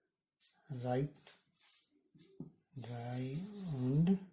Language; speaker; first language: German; non-native, learner; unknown